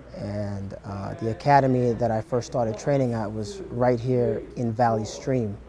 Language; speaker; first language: English; native; English